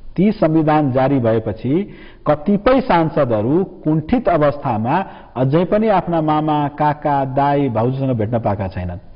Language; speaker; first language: Nepali; non-native, local second language; Maithili